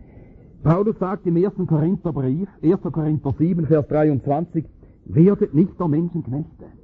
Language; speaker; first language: German; native; German